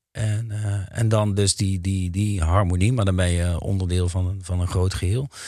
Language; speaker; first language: Dutch; native; Dutch